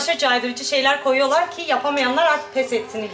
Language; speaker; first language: Turkish; native; Turkish